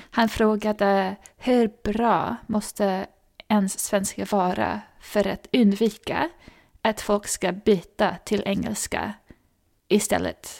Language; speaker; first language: Swedish; non-native, fluent; English